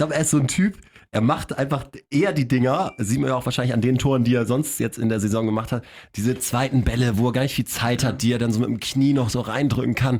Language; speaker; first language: German; native; German